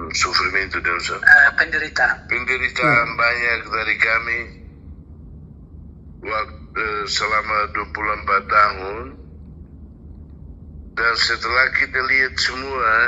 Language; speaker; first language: Indonesian; non-native, fluent; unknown